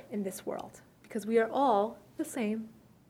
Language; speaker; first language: English; early bilingual, other home language; Persian